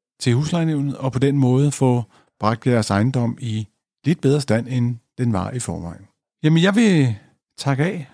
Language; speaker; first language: Danish; native; Danish